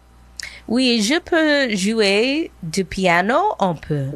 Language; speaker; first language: French; non-native, learner; English